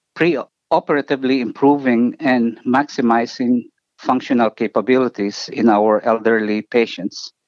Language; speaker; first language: English; non-native, local second language; Filipino